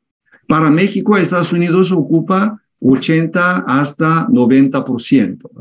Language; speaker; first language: Spanish; non-native, fluent; Korean